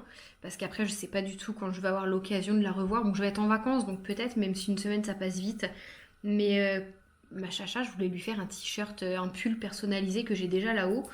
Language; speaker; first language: French; native; French